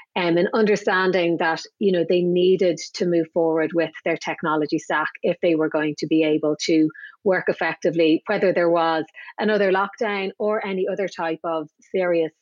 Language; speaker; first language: English; native; English